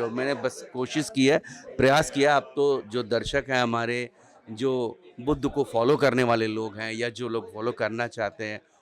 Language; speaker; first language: Hindi; native; Hindi